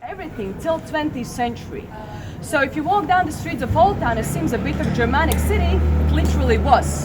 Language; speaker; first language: English; non-native, fluent; Latvian